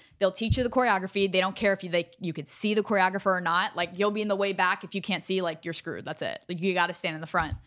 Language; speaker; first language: English; native; English